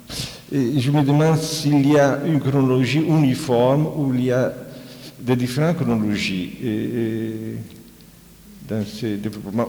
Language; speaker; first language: French; non-native, fluent; Italian